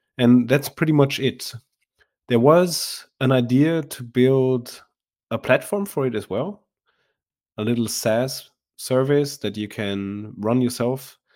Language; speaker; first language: English; non-native, fluent; German